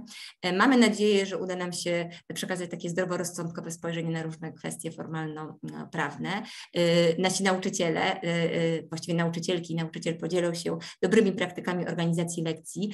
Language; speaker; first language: Polish; native; Polish